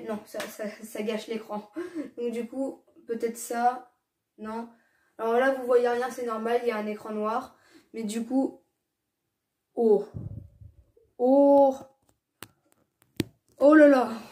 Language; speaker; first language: French; native; French